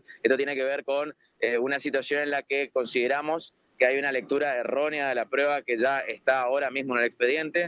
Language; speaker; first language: Spanish; native; Spanish